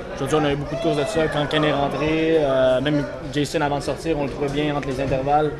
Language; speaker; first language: French; native; French